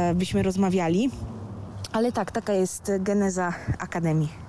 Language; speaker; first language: Polish; early bilingual, other home language; Italian